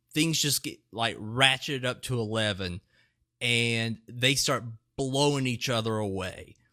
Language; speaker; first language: English; native; English